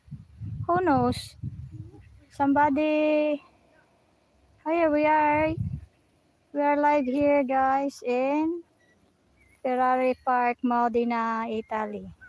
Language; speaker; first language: English; non-native, local second language; Filipino